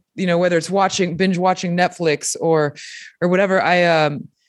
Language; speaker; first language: English; early bilingual, other home language; Spanish